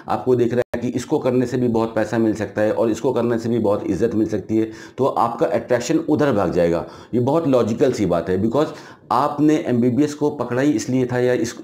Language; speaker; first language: Hindi; native; Hindi